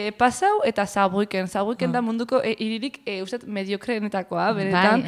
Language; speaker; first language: Basque; early bilingual, heritage; Basque